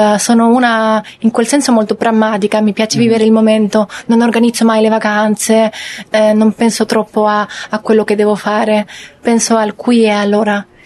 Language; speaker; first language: Italian; non-native, fluent; Spanish